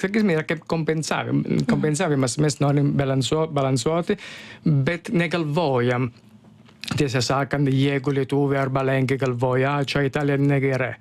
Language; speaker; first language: Lithuanian; non-native, fluent; Italian